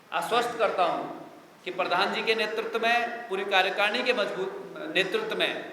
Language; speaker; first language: Hindi; native; Hindi